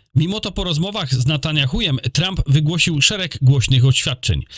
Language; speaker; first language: Polish; native; Polish